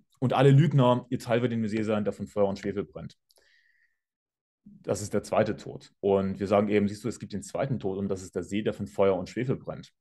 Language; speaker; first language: German; native; German